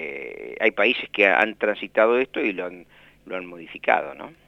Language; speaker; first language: Spanish; native; Spanish